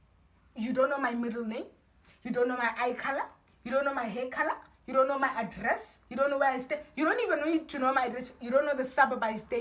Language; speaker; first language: English; non-native, local second language; Xhosa